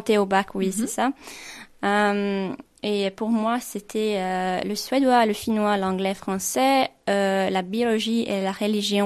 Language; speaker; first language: French; non-native, fluent; Swedish